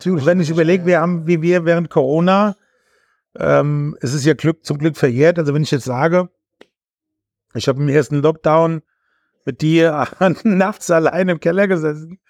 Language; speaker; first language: German; native; German